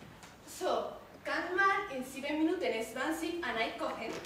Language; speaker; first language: German; non-native, learner; Spanish